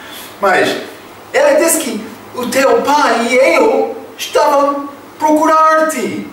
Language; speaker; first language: Portuguese; non-native, fluent; English